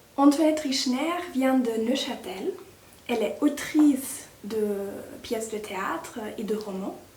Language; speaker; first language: French; non-native, fluent; German